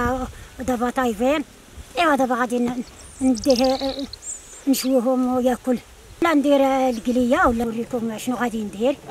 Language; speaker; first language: Arabic; non-native, local second language; Central Atlas Tamazight